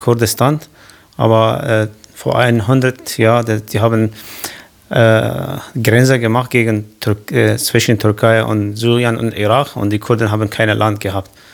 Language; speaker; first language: German; non-native, learner; Kurdish